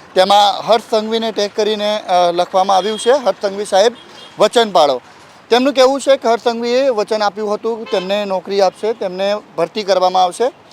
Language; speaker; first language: Gujarati; native; Gujarati